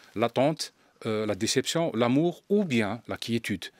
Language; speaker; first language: French; non-native, local second language; Arabic